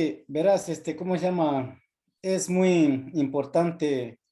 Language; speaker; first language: Spanish; non-native, local second language; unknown